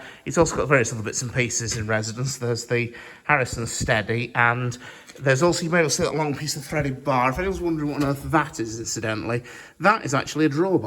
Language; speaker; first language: English; native; English